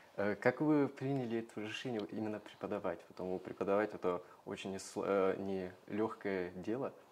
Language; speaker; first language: Russian; non-native, fluent; German